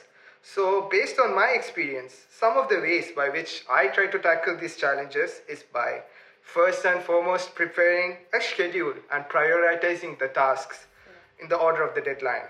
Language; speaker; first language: English; non-native, local second language; Tamil